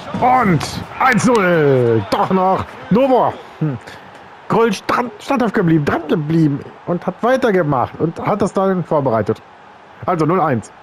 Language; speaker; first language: German; native; German